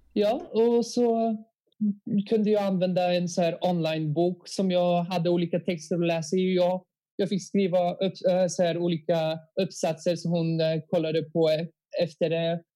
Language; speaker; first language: Swedish; early bilingual, heritage; Bulgarian